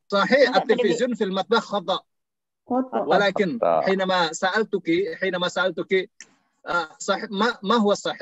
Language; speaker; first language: Arabic; non-native, fluent; Indonesian